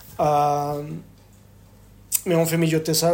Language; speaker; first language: French; non-native, fluent; Spanish